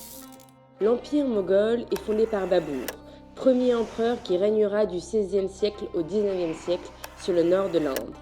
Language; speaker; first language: French; native; French